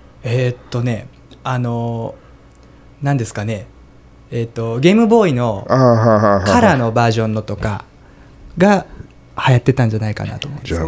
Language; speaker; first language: Japanese; native; Japanese